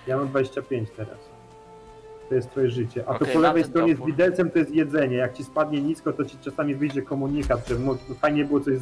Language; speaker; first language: Polish; native; Polish